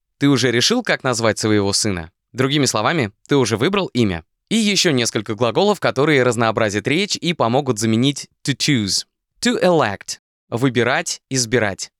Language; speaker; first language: Russian; native; Russian